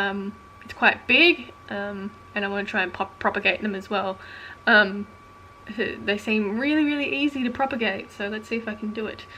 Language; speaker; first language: English; native; English